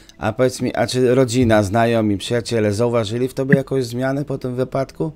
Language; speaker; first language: Polish; native; Polish